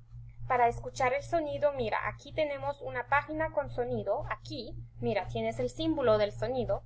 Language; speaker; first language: Spanish; non-native, fluent; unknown